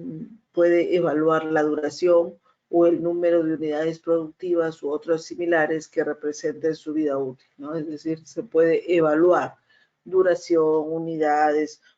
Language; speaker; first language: Spanish; native; Spanish